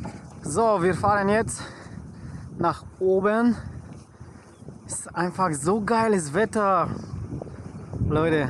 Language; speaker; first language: German; non-native, learner; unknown